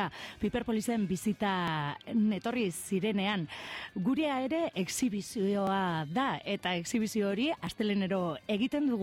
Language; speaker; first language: Basque; native; Basque